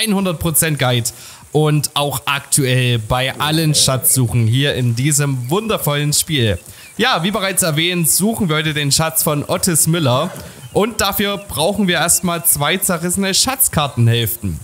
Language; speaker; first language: German; native; German